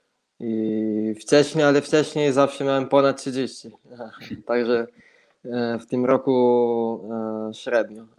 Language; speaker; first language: Polish; non-native, fluent; Italian